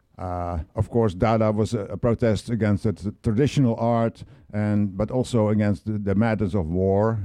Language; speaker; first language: English; non-native, fluent; Dutch